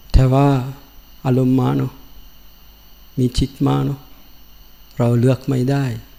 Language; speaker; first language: Thai; non-native, learner; Sinhala